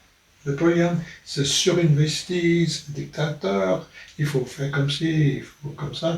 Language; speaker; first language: French; non-native, fluent; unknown